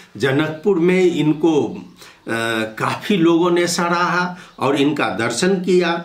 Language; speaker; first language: Hindi; native; Hindi